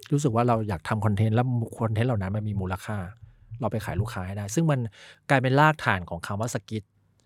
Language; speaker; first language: Thai; early bilingual, other home language; Chinese